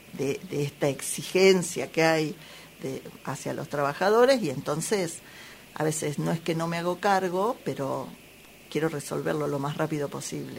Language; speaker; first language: Spanish; native; Spanish